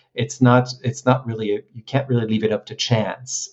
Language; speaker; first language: English; non-native, fluent; French